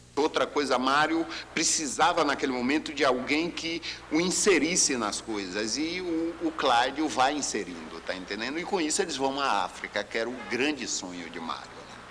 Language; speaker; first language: Portuguese; native; Portuguese